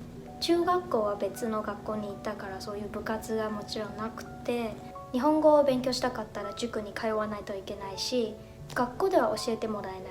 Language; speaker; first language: Japanese; non-native, fluent; Chinese